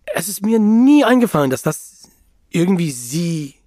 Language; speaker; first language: German; non-native, fluent; English